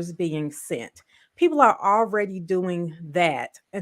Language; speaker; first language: English; native; English